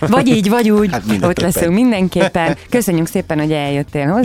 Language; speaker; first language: Hungarian; native; Hungarian